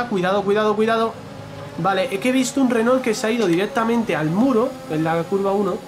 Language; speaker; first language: Spanish; native; Spanish